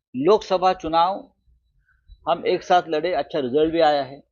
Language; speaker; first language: Hindi; non-native, local second language; Marathi